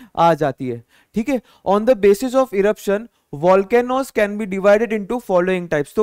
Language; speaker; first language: Hindi; non-native, local second language; Marathi